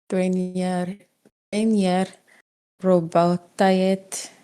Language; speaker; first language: Russian; non-native, learner; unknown